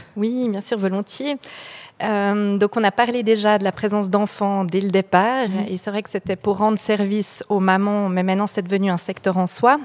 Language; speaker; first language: French; native; French